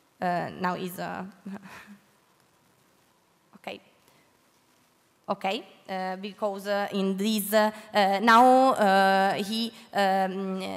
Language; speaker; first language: English; non-native, learner; Italian